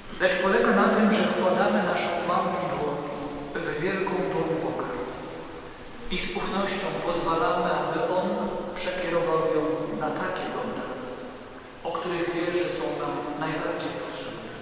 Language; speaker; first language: Polish; native; Polish